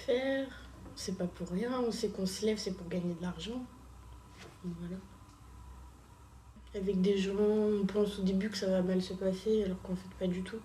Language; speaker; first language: French; native; French